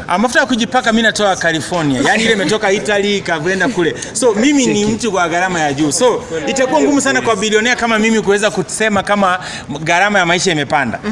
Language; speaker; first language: Swahili; native; Swahili